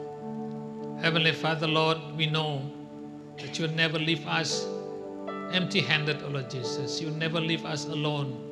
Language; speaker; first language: English; non-native, local second language; Malay